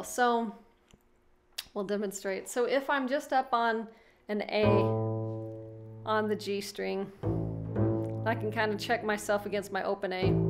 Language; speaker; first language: English; native; English